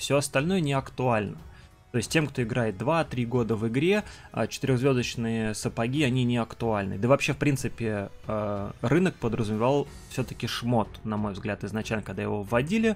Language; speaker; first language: Russian; native; Russian